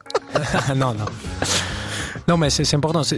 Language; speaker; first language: French; non-native, fluent; Greek